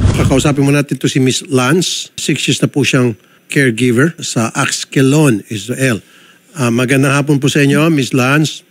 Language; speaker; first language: Filipino; native; Filipino